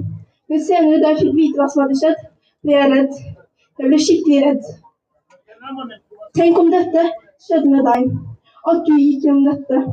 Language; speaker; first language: Norwegian; early bilingual, other home language; Persian